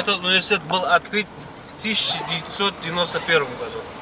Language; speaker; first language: Russian; non-native, local second language; Kazakh